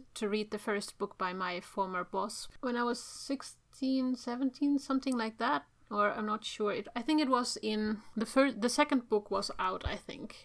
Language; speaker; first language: English; non-native, fluent; Czech